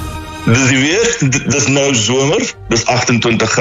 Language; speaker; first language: Dutch; non-native, learner; Afrikaans